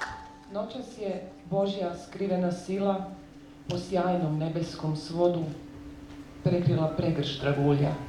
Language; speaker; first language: Bosnian; native; Bosnian